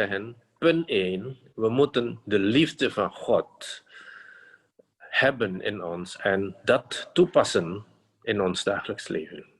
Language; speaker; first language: Dutch; non-native, fluent; Indonesian